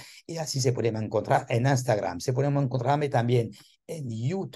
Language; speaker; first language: Spanish; non-native, learner; French